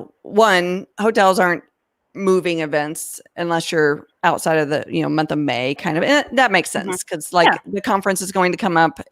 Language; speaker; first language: English; native; English